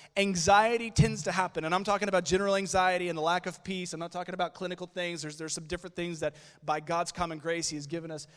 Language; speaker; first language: English; native; English